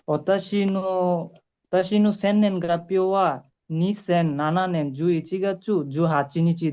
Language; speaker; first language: Japanese; non-native, learner; Bangla